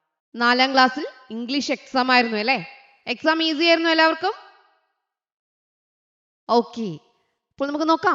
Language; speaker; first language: Malayalam; native; Malayalam